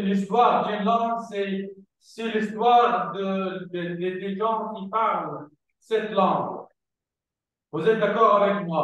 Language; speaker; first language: French; non-native, fluent; Arabic